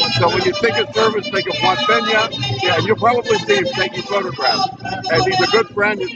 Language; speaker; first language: English; early bilingual, other home language; Spanish